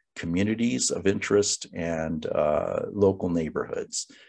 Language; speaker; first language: English; native; English